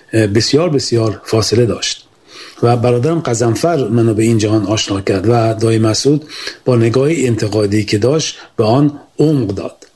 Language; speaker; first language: Persian; native; Persian